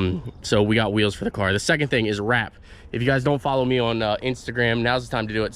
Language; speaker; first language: English; native; English